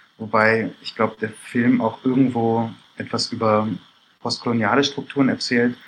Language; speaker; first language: German; early bilingual, other home language; Persian